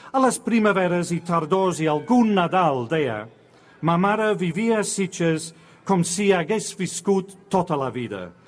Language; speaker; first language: Catalan; non-native, fluent; English